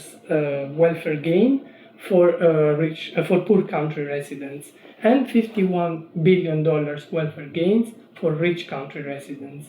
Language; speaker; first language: English; non-native, fluent; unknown